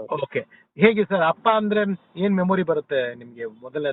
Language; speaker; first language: Kannada; native; Kannada